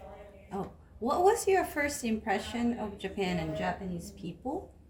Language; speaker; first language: English; non-native, fluent; Japanese